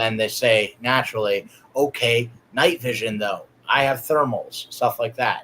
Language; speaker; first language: English; native; English